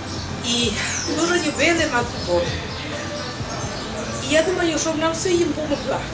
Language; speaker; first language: Ukrainian; early bilingual, heritage; Ukrainian